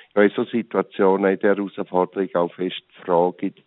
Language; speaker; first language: German; native; German